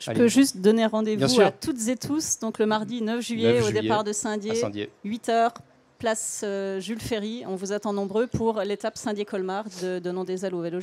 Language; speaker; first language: French; native; French